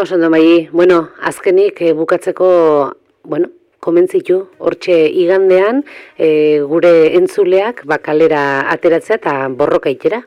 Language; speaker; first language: Basque; native; Basque